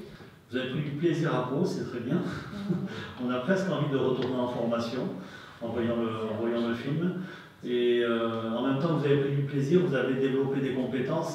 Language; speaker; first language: French; native; French